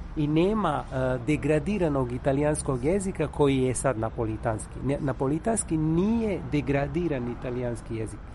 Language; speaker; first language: Serbian; non-native, fluent; Italian